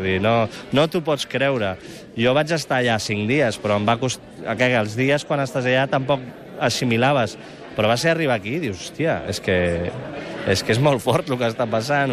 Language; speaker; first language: Catalan; native; Catalan